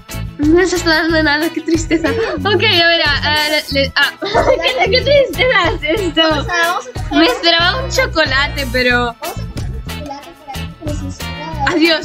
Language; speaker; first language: Spanish; native; Spanish